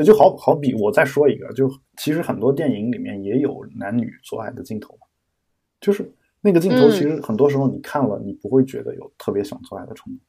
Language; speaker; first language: Chinese; native; Chinese